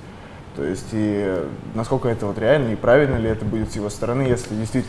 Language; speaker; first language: Russian; native; Russian